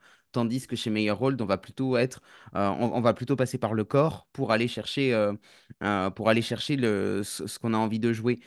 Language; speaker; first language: French; native; French